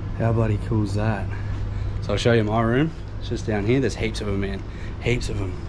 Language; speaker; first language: English; native; English